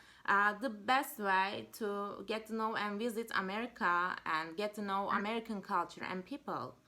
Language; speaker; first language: English; non-native, learner; Turkish